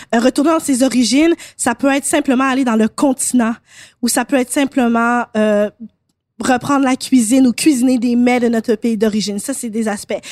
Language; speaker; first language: French; native; French